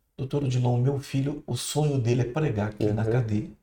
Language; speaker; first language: Portuguese; native; Portuguese